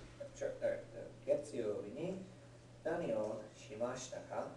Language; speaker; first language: Japanese; non-native, learner; English